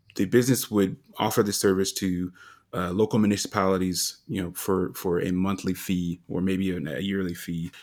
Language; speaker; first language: English; native; English